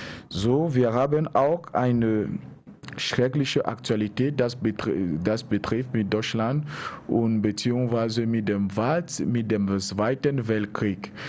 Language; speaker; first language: German; non-native, learner; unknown